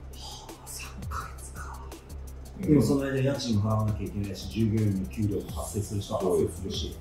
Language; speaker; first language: Japanese; native; Japanese